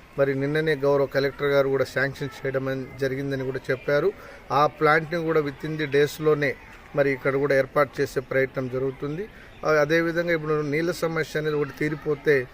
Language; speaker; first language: Telugu; non-native, local second language; Lambadi